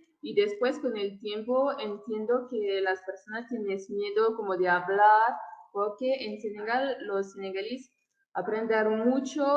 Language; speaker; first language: Spanish; non-native, learner; French